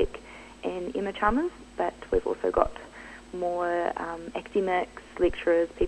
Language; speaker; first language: English; native; English